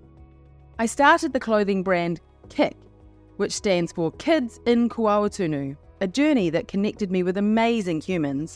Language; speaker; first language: English; native; English